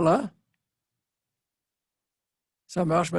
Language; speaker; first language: French; non-native, learner; English